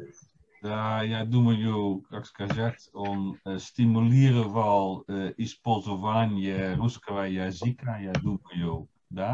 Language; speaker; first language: Russian; non-native, fluent; Dutch